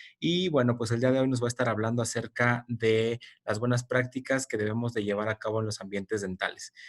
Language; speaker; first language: Spanish; native; Spanish